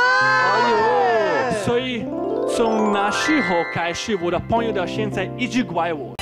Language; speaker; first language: Chinese; non-native, fluent; Slovak